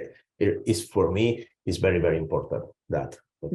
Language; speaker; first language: English; non-native, learner; Spanish